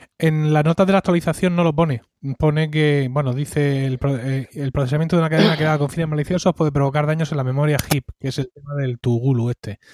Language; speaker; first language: Spanish; native; Spanish